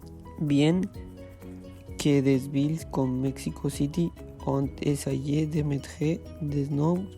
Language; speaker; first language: French; non-native, learner; Spanish